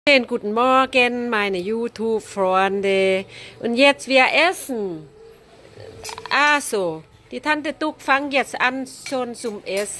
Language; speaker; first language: German; non-native, learner; Thai